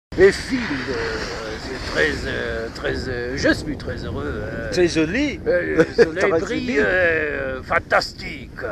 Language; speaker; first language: French; non-native, learner; English